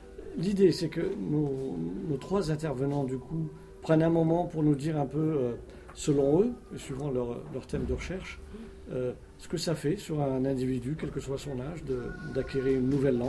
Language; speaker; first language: French; native; French